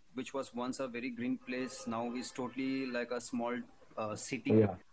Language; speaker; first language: English; non-native, local second language; Hindi